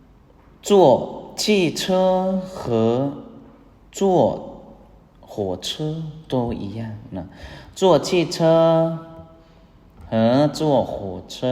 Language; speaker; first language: Chinese; non-native, fluent; Lao